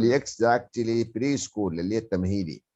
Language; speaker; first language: Arabic; native; Arabic